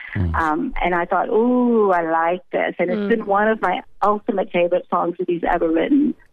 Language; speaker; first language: English; native; English